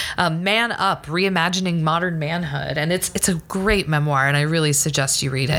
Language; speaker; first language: English; early bilingual, other home language; Spanish